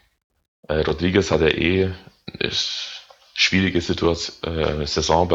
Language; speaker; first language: German; native; German